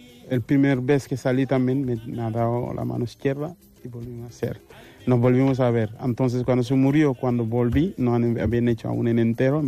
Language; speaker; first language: Spanish; non-native, fluent; Wolof